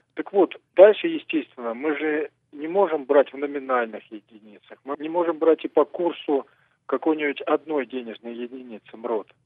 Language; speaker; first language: Russian; native; Russian